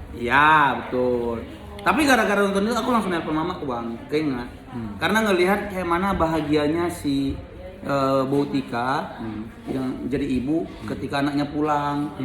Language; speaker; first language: Indonesian; native; Indonesian